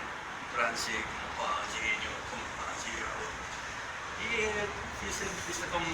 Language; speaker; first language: Portuguese; non-native, learner; Japanese